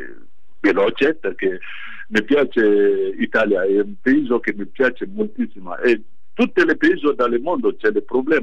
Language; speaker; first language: Italian; non-native, fluent; Bambara